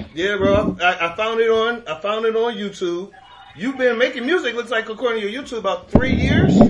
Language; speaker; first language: English; native; English